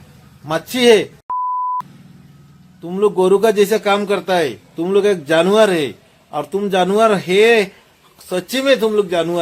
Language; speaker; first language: Hindi; non-native, local second language; Assamese